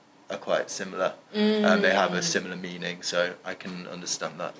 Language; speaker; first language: English; native; English